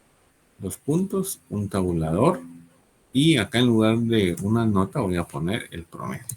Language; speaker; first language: Spanish; native; Spanish